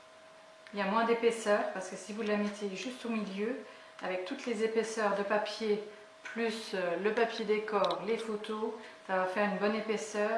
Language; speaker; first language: French; native; French